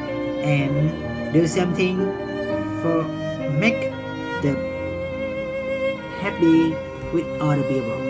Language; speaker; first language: English; non-native, learner; Vietnamese